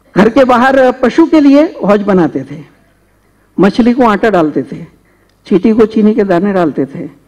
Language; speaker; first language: Hindi; native; Hindi